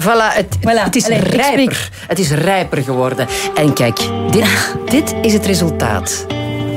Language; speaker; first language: Dutch; native; Dutch